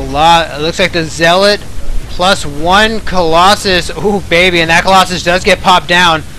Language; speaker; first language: English; native; English